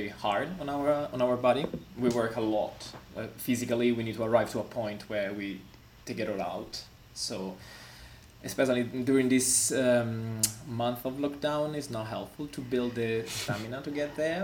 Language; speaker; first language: English; non-native, fluent; Italian